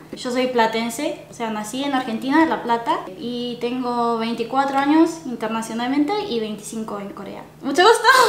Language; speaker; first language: Spanish; early bilingual, other home language; Korean